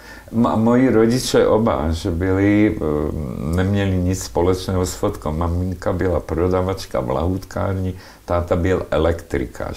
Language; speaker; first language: Czech; non-native, local second language; Slovak